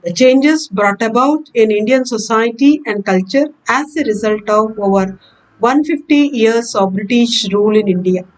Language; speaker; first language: English; non-native, local second language; Kannada